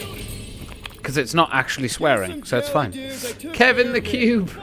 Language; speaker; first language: English; native; English